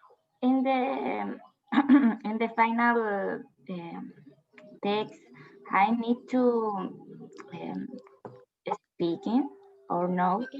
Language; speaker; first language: English; non-native, learner; Spanish